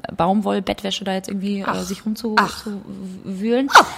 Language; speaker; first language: German; early bilingual, other home language; Albanian